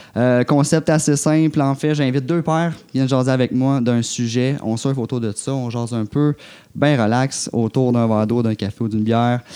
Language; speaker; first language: French; native; French